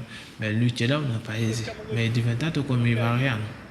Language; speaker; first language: Italian; non-native, learner; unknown